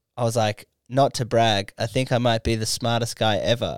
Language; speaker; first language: English; native; English